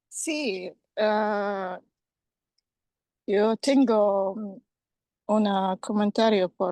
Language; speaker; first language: Spanish; non-native, learner; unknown